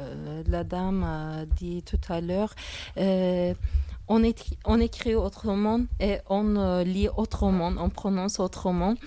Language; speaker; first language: French; non-native, fluent; Turkish